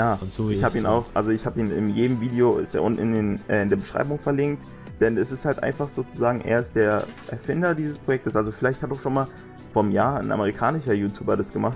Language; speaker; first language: German; native; German